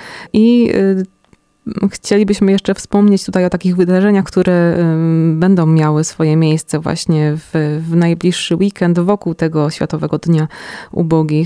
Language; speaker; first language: Polish; native; Polish